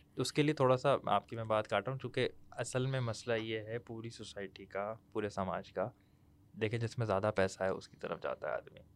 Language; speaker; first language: Urdu; native; Urdu